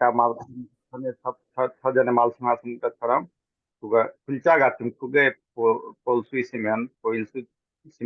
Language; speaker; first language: Korean; non-native, fluent; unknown